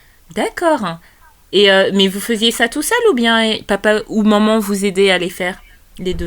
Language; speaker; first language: French; native; French